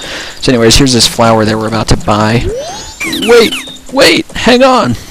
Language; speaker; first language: English; native; English